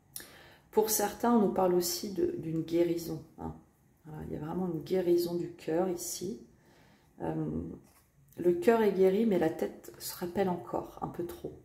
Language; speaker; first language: French; native; French